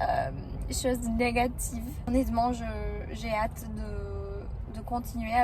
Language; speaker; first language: French; non-native, learner; English